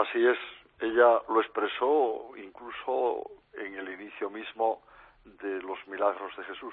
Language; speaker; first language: Spanish; native; Spanish